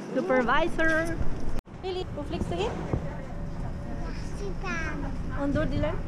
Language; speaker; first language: German; non-native, fluent; Filipino